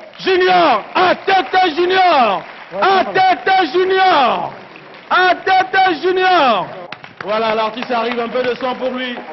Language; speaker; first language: French; non-native, local second language; Bambara